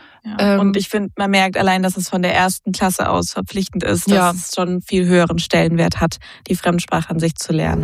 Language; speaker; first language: German; native; German